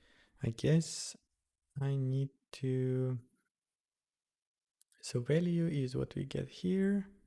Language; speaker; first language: English; non-native, fluent; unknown